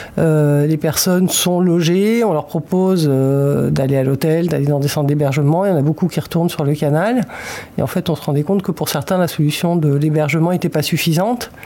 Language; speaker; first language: French; native; French